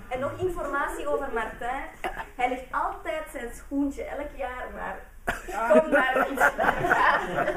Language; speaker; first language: Dutch; non-native, learner; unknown